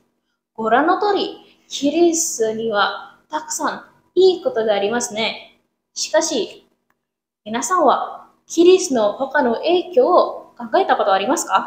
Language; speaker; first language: Japanese; non-native, learner; Indonesian